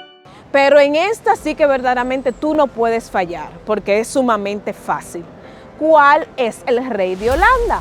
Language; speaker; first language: Spanish; native; Spanish